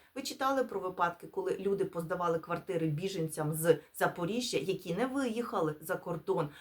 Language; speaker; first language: Ukrainian; non-native, local second language; Russian